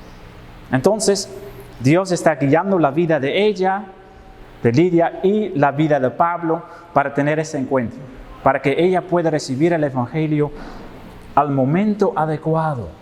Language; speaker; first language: Spanish; non-native, fluent; Dutch